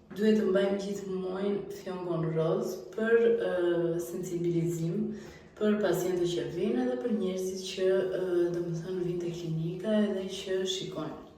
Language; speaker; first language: Albanian; early bilingual, heritage; Albanian